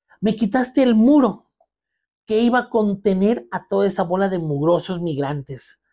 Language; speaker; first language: Spanish; native; Spanish